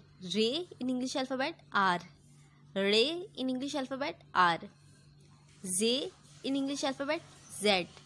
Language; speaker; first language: English; non-native, learner; Urdu